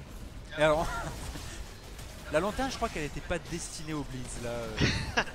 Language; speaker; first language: French; native; French